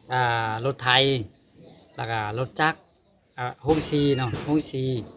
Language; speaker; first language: Lao; native; Lao